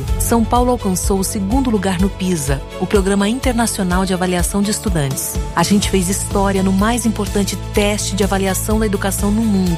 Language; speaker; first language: Portuguese; native; Portuguese